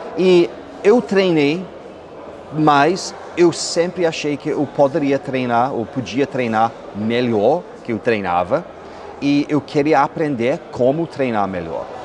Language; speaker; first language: Portuguese; non-native, fluent; English